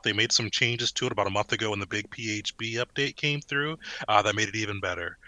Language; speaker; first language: English; native; English